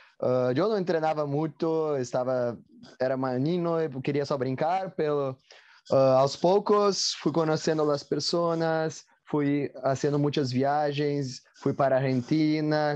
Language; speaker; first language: Spanish; non-native, learner; Portuguese